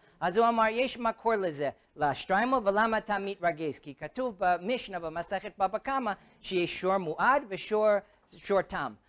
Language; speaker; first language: Hebrew; non-native, fluent; English